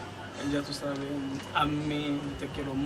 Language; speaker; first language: Spanish; non-native, learner; Haitian Creole